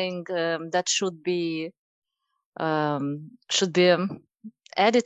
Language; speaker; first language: English; non-native, fluent; Russian